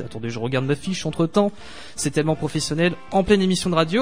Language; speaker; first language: French; native; French